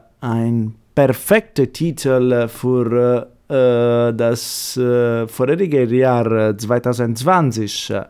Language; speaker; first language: German; non-native, fluent; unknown